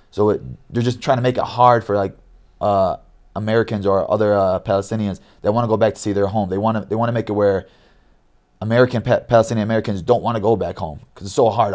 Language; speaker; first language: English; native; English